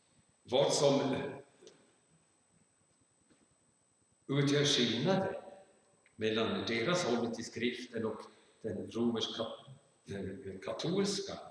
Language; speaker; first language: Swedish; non-native, fluent; German